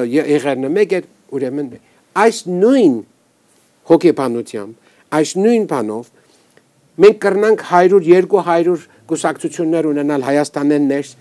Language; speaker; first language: Armenian; early bilingual, heritage; Armenian